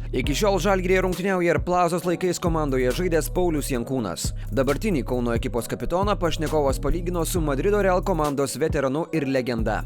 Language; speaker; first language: Lithuanian; native; Lithuanian